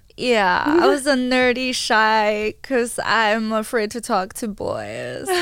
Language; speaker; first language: English; non-native, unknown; Chinese